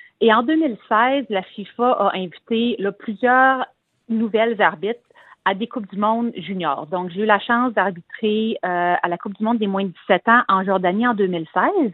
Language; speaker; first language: French; native; French